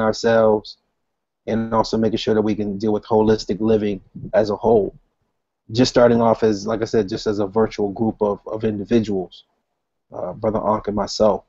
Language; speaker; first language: English; native; English